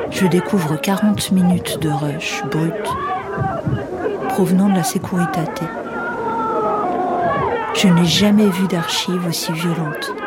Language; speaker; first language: French; native; French